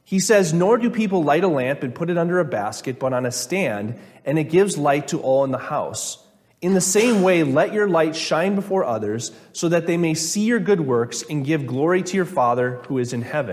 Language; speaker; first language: English; native; English